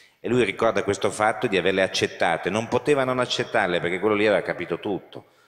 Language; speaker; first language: Italian; native; Italian